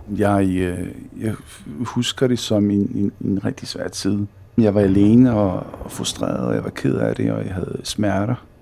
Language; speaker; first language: Danish; early bilingual, other home language; Bosnian